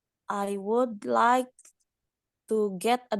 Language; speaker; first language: English; non-native, learner; Indonesian